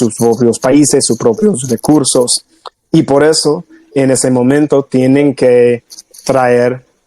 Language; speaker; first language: Spanish; non-native, fluent; English